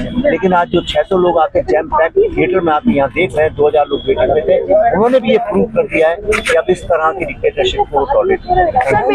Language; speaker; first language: Hindi; native; Hindi